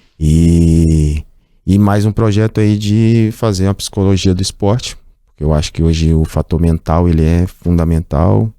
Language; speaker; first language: Portuguese; native; Portuguese